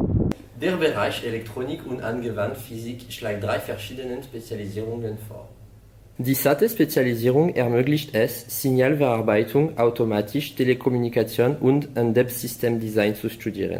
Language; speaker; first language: German; non-native, learner; French